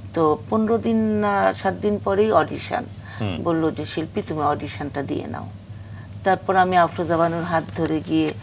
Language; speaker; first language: Bangla; native; Bangla